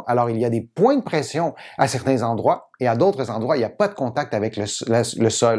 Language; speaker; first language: French; native; French